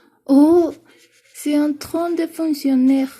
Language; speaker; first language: French; non-native, learner; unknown